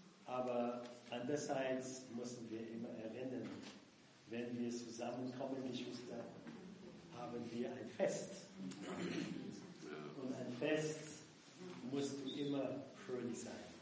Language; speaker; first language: German; non-native, fluent; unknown